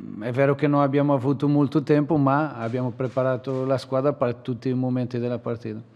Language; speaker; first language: Italian; non-native, learner; Portuguese